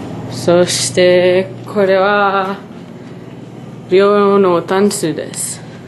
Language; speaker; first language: Japanese; non-native, learner; English